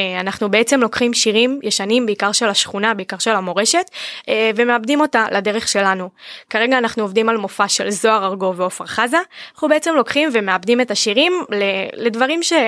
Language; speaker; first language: Hebrew; native; Hebrew